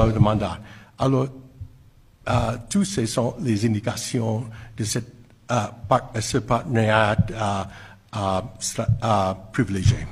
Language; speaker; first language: French; non-native, fluent; English